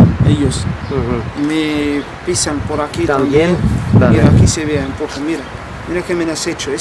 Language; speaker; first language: Spanish; non-native, learner; Arabic